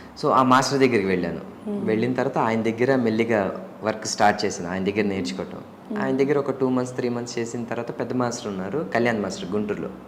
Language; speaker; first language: Telugu; native; Telugu